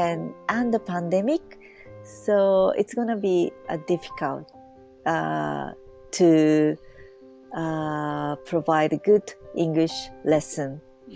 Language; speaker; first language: English; non-native, learner; Japanese